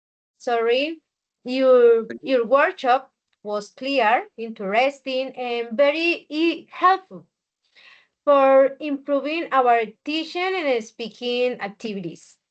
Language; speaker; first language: English; non-native, learner; Spanish